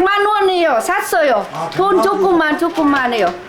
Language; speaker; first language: Korean; non-native, learner; Vietnamese